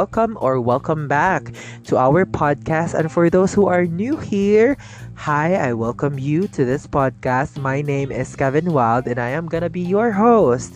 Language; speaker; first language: English; non-native, local second language; Cebuano